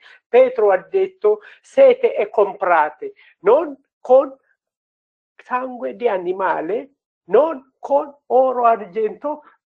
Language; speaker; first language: Italian; non-native, learner; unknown